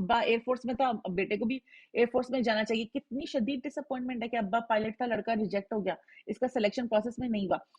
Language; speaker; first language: Hindi; native; Hindi